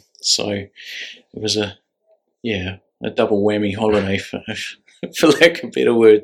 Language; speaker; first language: English; native; English